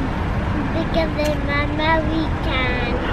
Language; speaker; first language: English; early bilingual, heritage; English